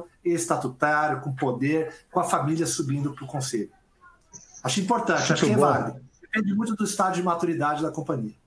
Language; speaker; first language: Portuguese; native; Portuguese